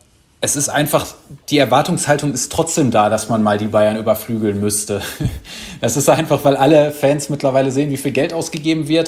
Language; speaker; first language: German; native; German